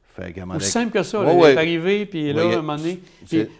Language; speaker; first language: French; native; French